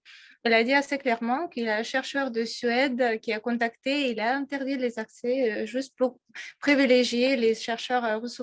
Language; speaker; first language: French; non-native, fluent; Russian